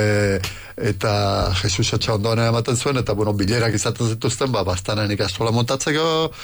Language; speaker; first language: Basque; native; Basque